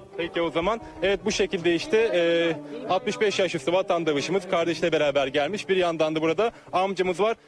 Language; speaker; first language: Turkish; native; Turkish